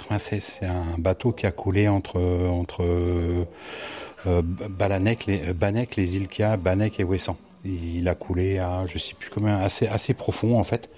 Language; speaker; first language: French; native; French